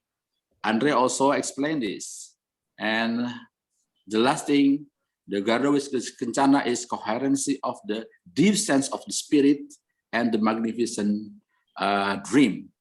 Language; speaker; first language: English; non-native, learner; Indonesian